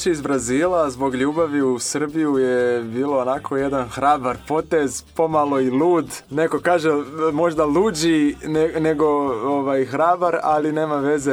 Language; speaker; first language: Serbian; non-native, fluent; Portuguese